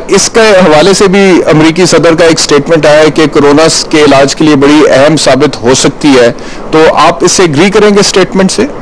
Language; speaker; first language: Urdu; native; Urdu